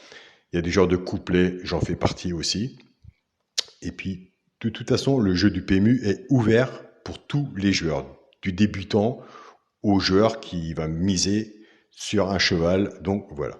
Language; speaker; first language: French; native; French